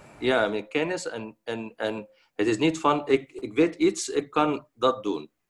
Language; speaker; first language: Dutch; non-native, fluent; Arabic